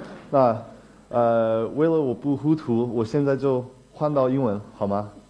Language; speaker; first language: Chinese; non-native, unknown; English